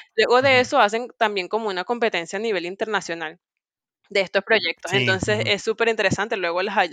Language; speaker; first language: Spanish; native; Spanish